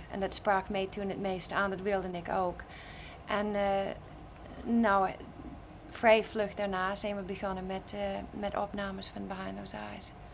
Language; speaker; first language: Dutch; non-native, fluent; English